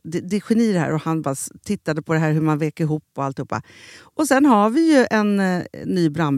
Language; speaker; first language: Swedish; native; Swedish